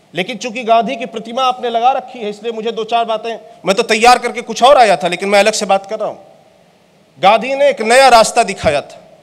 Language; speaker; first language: Hindi; native; Hindi